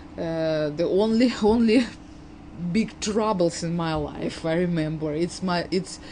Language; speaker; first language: English; non-native, fluent; Uzbek